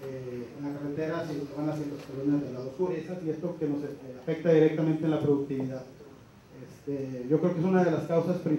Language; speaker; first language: Spanish; native; Spanish